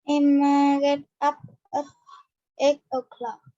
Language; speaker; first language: English; non-native, learner; Vietnamese